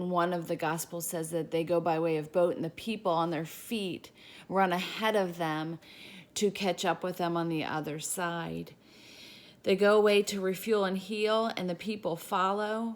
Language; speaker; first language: English; native; English